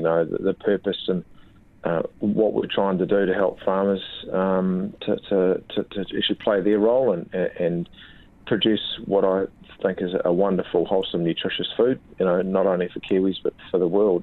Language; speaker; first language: English; native; English